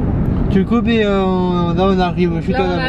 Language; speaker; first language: French; native; French